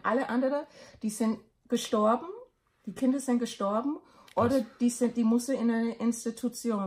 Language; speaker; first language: German; non-native, learner; English